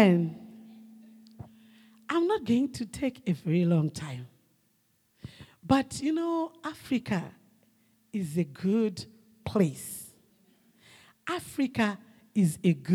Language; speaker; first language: English; non-native, local second language; Shona